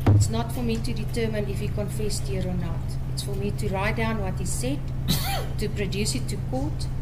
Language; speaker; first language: English; non-native, local second language; Afrikaans